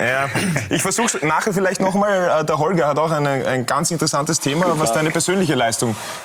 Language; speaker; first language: German; native; German